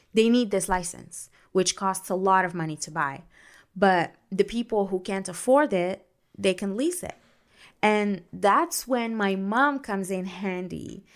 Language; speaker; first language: English; non-native, fluent; Arabic